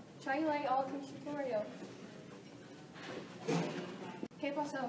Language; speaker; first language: Spanish; non-native, learner; English